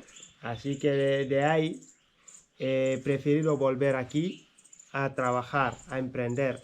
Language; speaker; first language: Spanish; non-native, fluent; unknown